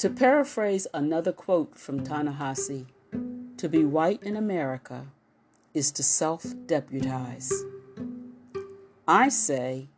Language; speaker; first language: English; native; English